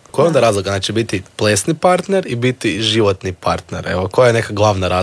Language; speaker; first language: Serbian; native; Serbian